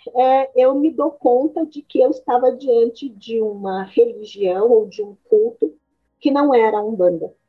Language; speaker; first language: Portuguese; native; Portuguese